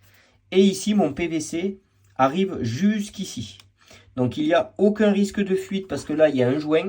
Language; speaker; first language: French; native; French